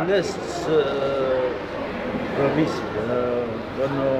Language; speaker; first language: Italian; non-native, learner; Arabic